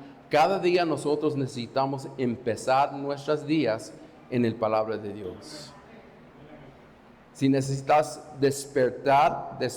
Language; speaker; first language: Spanish; non-native, fluent; English